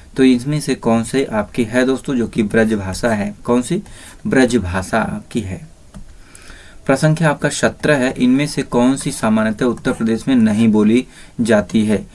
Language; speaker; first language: Hindi; native; Hindi